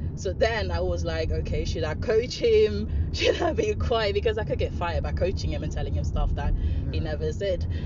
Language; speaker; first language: English; non-native, fluent; Dutch